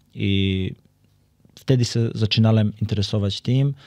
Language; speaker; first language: Polish; non-native, fluent; Serbian